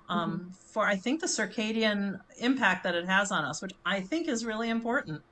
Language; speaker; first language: English; native; English